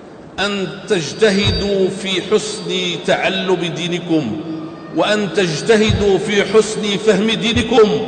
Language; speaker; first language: Arabic; native; Arabic